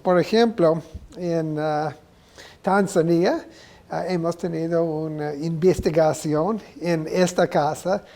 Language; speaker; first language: Spanish; non-native, learner; English